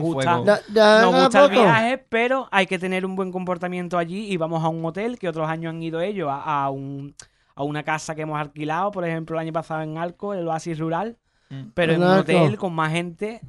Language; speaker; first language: Spanish; native; Spanish